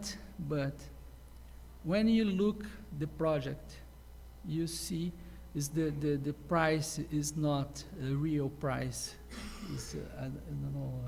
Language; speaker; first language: English; non-native, learner; Portuguese